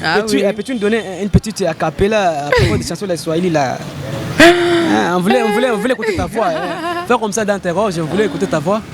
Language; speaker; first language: French; non-native, local second language; Rundi